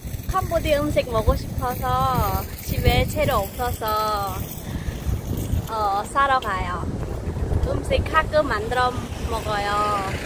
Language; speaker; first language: Korean; non-native, fluent; Khmer